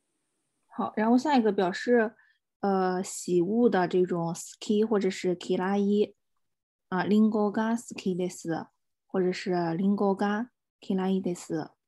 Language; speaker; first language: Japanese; non-native, fluent; Chinese